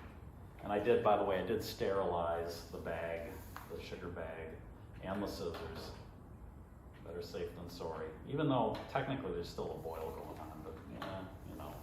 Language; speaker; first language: English; native; English